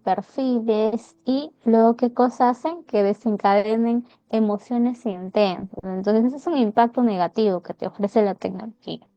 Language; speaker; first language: Spanish; native; Spanish